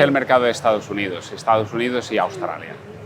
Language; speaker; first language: Spanish; non-native, fluent; Portuguese